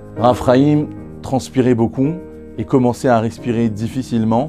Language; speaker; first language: French; native; French